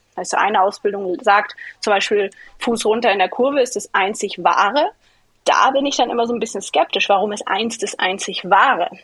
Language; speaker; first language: German; early bilingual, other home language; Greek